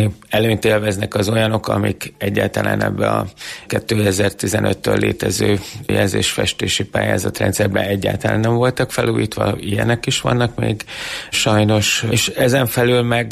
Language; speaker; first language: Hungarian; native; Hungarian